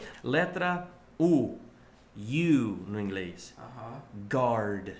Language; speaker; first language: Portuguese; non-native, fluent; English